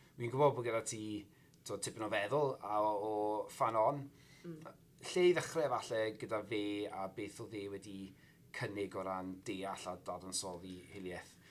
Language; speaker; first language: Welsh; native; Welsh